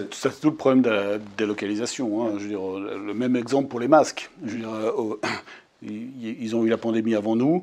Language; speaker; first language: French; native; French